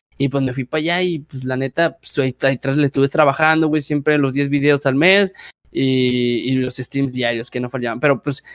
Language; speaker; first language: Spanish; native; Spanish